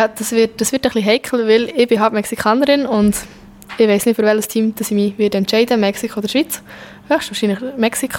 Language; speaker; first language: German; early bilingual, other home language; Spanish